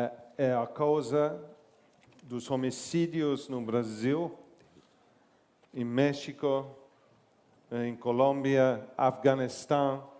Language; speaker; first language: Portuguese; non-native, learner; English